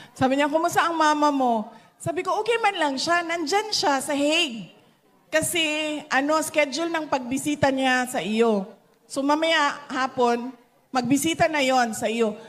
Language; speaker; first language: Filipino; non-native, local second language; Cebuano